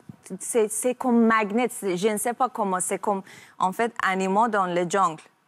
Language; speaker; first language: French; non-native, learner; Persian